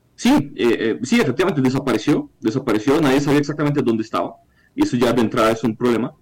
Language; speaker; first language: Spanish; non-native, fluent; Ukrainian